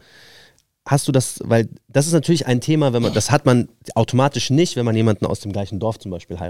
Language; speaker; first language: German; native; German